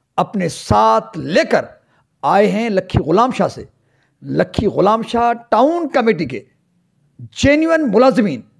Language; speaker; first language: Urdu; non-native, local second language; Sindhi